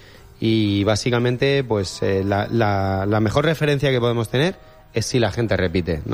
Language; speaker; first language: Spanish; native; Spanish